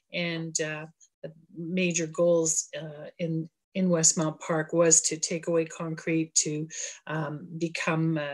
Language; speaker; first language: English; native; English